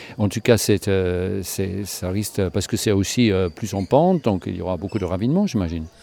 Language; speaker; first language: French; non-native, fluent; English